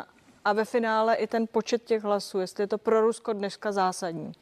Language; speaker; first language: Czech; native; Czech